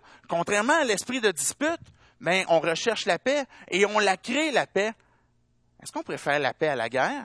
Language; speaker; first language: French; native; French